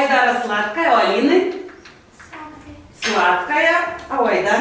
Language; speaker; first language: Russian; native; Russian